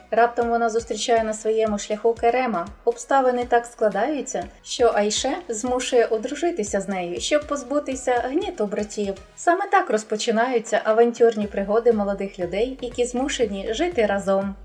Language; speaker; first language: Ukrainian; native; Ukrainian